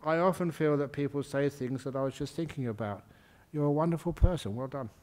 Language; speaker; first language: English; native; English